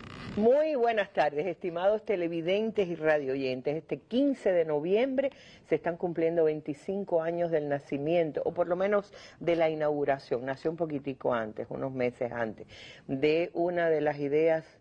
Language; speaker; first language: Spanish; native; Spanish